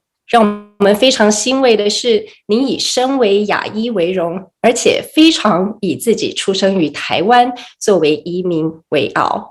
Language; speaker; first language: Chinese; native; Chinese